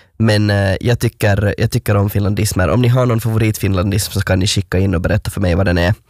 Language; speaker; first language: Swedish; native; Swedish